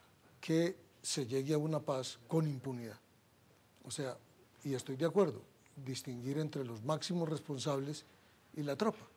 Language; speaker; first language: Spanish; native; Spanish